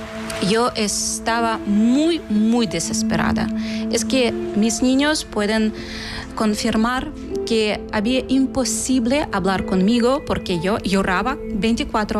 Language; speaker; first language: Spanish; non-native, fluent; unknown